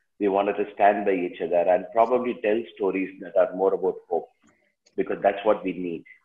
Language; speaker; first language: English; non-native, local second language; Tamil